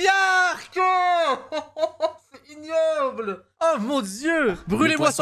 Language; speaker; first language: French; native; French